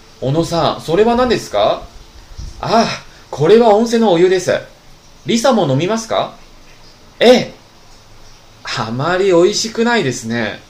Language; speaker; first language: Japanese; non-native, fluent; Chinese